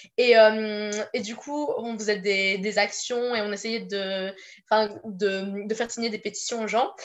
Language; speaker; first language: French; native; French